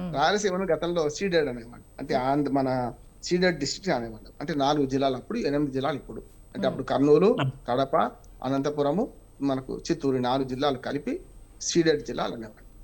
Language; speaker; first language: Telugu; native; Telugu